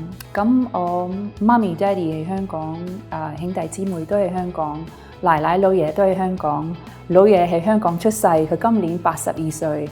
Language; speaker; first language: Cantonese; non-native, local second language; Sindhi